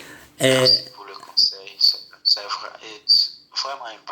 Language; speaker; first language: French; non-native, local second language; Haitian Creole